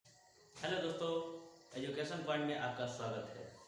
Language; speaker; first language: Hindi; native; Hindi